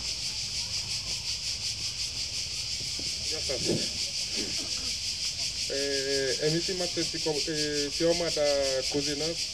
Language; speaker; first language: Greek; non-native, fluent; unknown